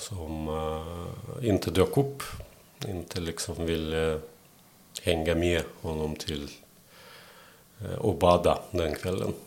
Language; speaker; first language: Swedish; non-native, fluent; Belarusian